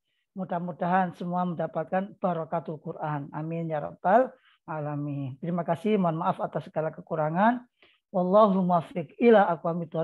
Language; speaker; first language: Indonesian; native; Indonesian